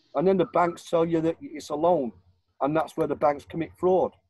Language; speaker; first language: English; native; English